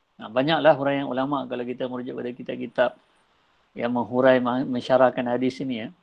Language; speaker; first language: Malay; native; Malay